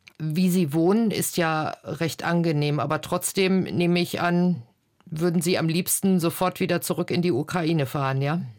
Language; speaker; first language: German; native; German